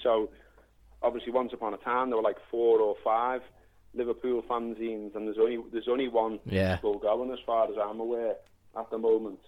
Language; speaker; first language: English; native; English